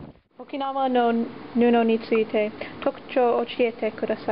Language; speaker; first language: Japanese; non-native, learner; English